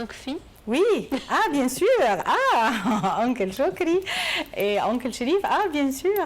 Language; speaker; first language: French; non-native, learner; Arabic